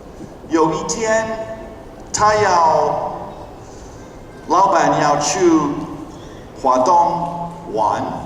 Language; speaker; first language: Chinese; non-native, fluent; English